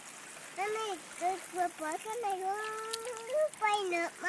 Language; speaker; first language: Vietnamese; early bilingual, heritage; Vietnamese